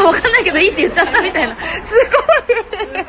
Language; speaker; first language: Japanese; native; Japanese